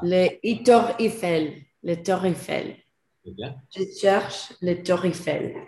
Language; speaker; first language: French; non-native, learner; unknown